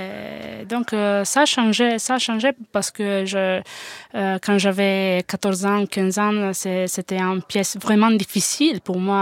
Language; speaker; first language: French; non-native, fluent; Italian